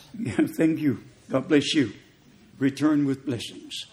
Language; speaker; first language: English; non-native, fluent; German